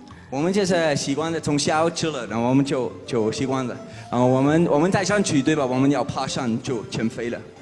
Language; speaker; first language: Chinese; non-native, learner; Swiss German